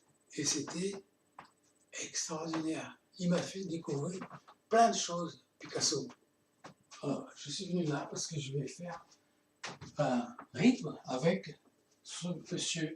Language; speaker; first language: French; non-native, fluent; Portuguese